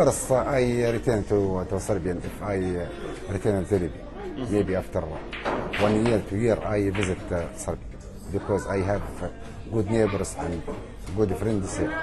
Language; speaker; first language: English; non-native, learner; Arabic